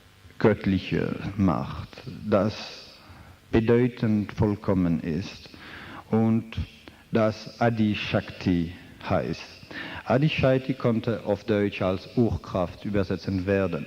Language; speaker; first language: German; non-native, fluent; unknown